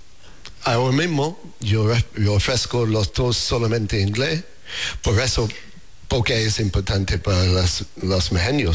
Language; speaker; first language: Spanish; non-native, learner; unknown